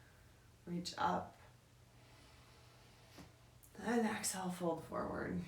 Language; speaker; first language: English; native; English